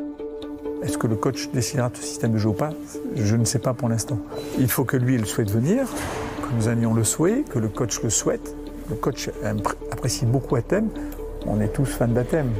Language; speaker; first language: French; native; French